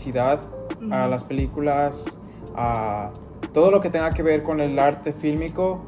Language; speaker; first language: Spanish; early bilingual, other home language; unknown